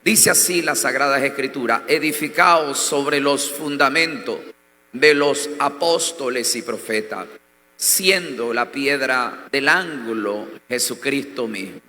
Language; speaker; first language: Spanish; native; Spanish